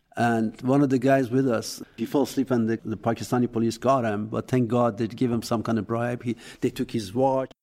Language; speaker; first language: English; non-native, fluent; Persian